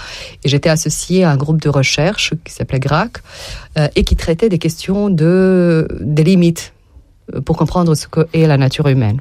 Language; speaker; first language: French; non-native, fluent; Serbian